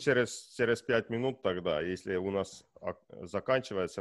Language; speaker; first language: Russian; non-native, learner; Estonian